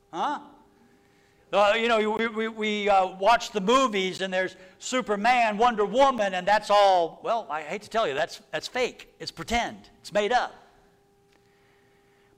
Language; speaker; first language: English; native; English